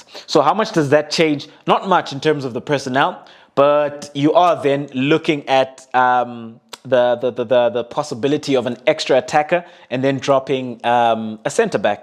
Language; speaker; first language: English; non-native, local second language; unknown